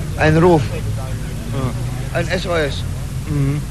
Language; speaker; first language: German; non-native, learner; Polish